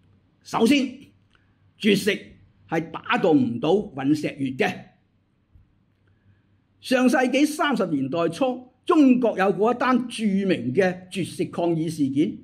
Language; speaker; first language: Chinese; native; Chinese